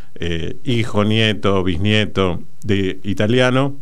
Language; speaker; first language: Spanish; native; Spanish